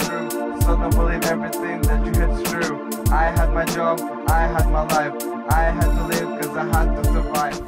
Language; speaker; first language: English; non-native, fluent; Turkish